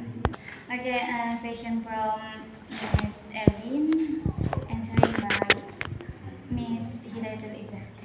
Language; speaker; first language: English; non-native, learner; Indonesian